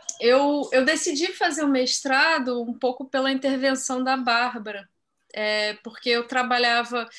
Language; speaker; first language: Portuguese; native; Portuguese